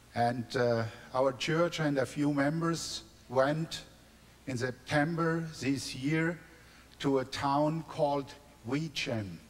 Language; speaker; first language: English; non-native, learner; German